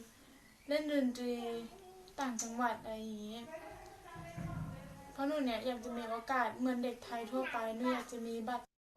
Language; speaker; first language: Thai; non-native, local second language; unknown